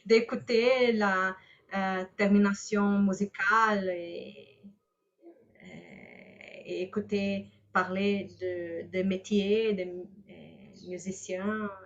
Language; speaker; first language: French; non-native, learner; Portuguese